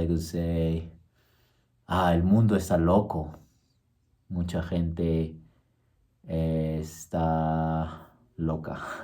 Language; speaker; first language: Spanish; early bilingual, heritage; Spanish